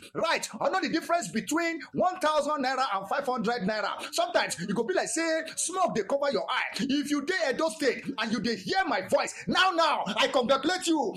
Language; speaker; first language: Nigerian Pidgin; non-native, local second language; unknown